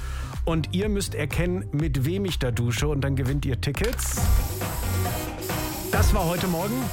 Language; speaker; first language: German; native; German